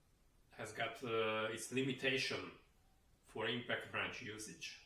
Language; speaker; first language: English; non-native, fluent; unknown